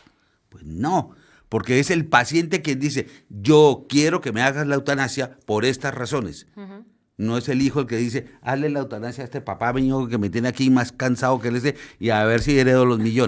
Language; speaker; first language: Spanish; native; Spanish